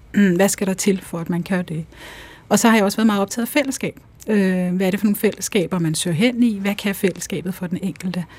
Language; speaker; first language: Danish; early bilingual, other home language; Urdu